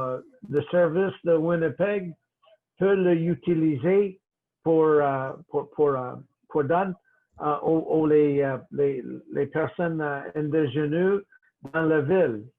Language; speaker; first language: French; non-native, local second language; English